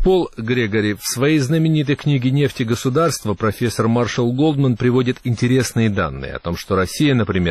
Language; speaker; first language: Russian; native; Russian